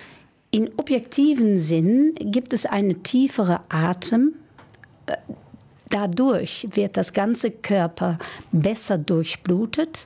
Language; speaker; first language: German; non-native, fluent; Dutch